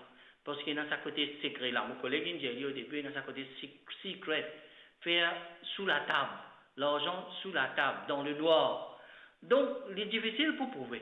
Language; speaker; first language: French; non-native, local second language; Morisyen